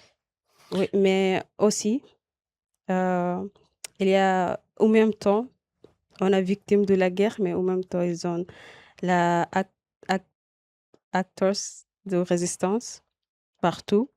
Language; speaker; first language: French; non-native, learner; Arabic